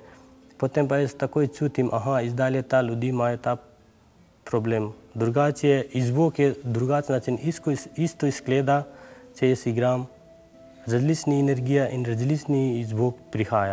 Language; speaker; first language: Slovenian; non-native, learner; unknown